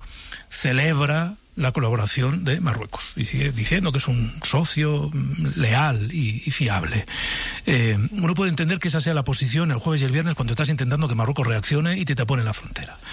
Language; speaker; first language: Spanish; native; Spanish